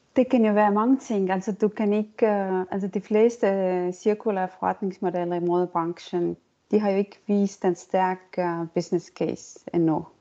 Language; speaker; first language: Danish; non-native, fluent; Estonian